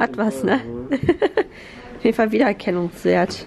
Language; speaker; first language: German; native; German